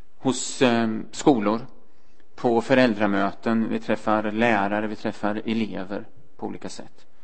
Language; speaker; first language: Swedish; native; Swedish